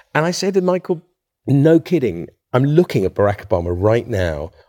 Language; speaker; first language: English; native; English